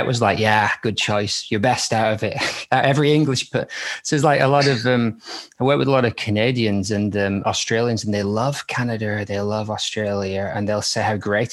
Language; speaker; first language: English; native; English